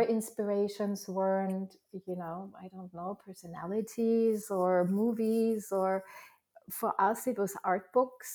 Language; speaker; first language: English; non-native, fluent; German